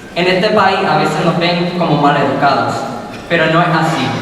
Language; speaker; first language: Spanish; early bilingual, heritage; Spanish